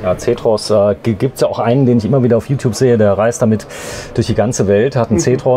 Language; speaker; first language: German; native; German